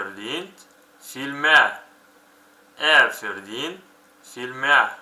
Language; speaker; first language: German; non-native, fluent; Uzbek